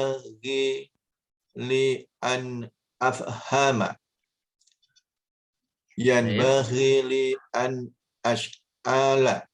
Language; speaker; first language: Arabic; non-native, learner; Indonesian